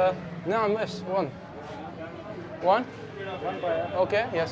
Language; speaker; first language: English; non-native, learner; French